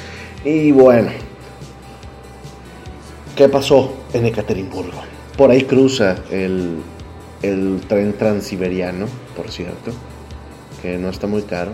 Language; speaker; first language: Spanish; native; Spanish